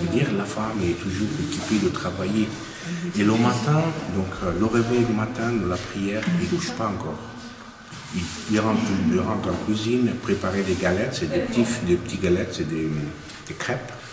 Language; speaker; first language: French; non-native, fluent; Arabic